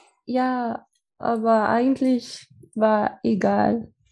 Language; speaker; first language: German; non-native, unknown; Spanish